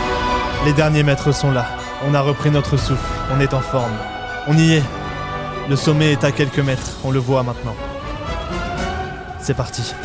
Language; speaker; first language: French; native; French